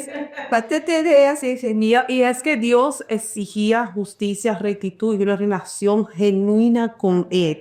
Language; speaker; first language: Spanish; early bilingual, heritage; Spanish